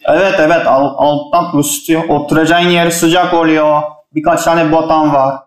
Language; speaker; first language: Turkish; non-native, fluent; Japanese